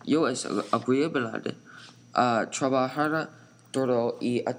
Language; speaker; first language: Spanish; non-native, learner; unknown